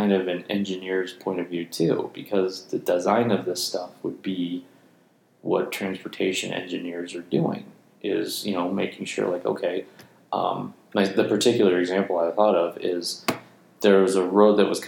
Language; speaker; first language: English; native; English